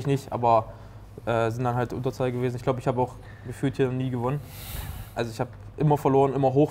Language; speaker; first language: German; native; German